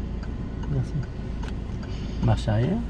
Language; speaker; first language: French; native; French